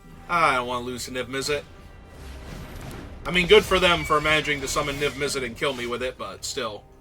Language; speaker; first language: English; native; English